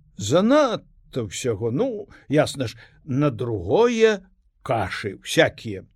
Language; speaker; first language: Belarusian; non-native, local second language; Russian